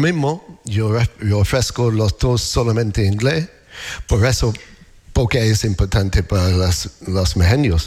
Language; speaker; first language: Spanish; non-native, learner; English